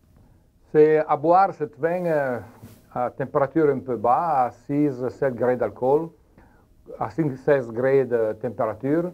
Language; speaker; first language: French; non-native, learner; Italian